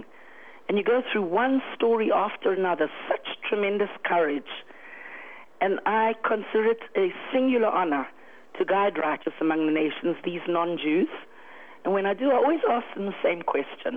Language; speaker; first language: English; native; English